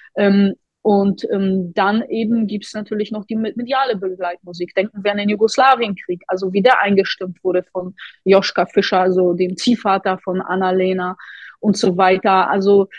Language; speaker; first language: German; non-native, fluent; Polish